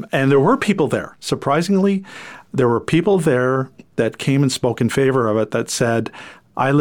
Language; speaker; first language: English; non-native, fluent; French